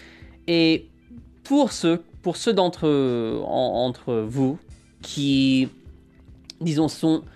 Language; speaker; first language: French; non-native, fluent; English